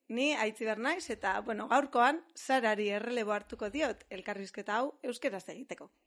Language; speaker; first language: Basque; non-native, fluent; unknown